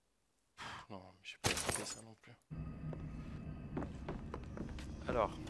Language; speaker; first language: French; native; French